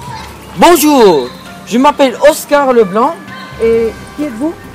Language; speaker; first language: French; non-native, learner; English